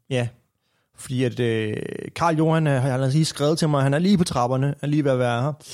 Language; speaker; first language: Danish; native; Danish